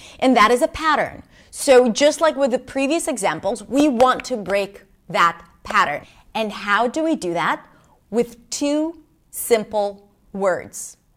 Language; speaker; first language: English; non-native, fluent; Hebrew